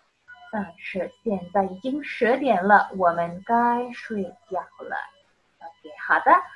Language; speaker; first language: Chinese; non-native, fluent; Indonesian